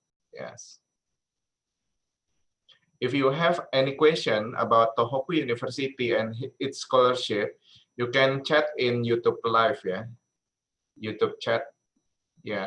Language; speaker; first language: English; non-native, learner; Indonesian